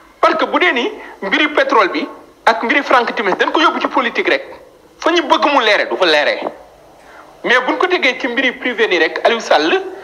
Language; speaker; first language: Wolof; native; Wolof